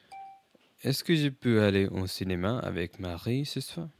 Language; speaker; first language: French; non-native, learner; English